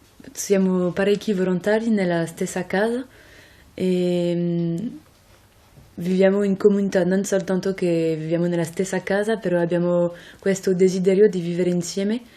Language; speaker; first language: Italian; non-native, fluent; French